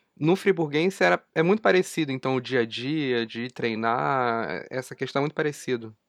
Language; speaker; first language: Portuguese; native; Portuguese